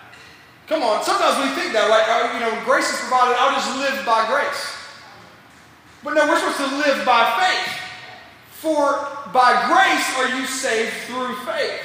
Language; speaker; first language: English; native; English